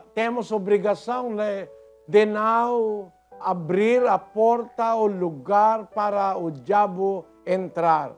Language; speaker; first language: Portuguese; non-native, learner; Filipino